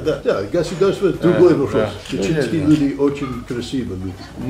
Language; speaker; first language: Russian; non-native, learner; English